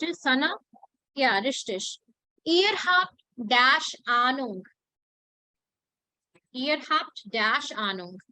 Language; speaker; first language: German; non-native, learner; Hindi